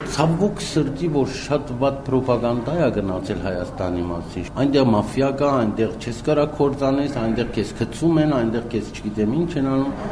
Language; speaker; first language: Armenian; early bilingual, heritage; Armenian